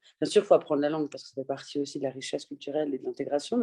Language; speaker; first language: French; early bilingual, other home language; Persian